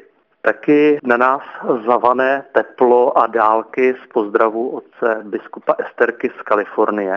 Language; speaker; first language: Czech; native; Czech